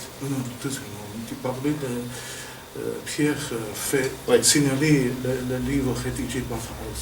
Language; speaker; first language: French; non-native, learner; Chinese